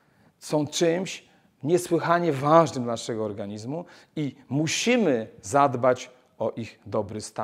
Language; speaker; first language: Polish; native; Polish